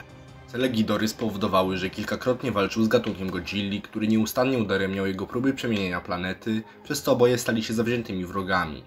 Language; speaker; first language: Polish; native; Polish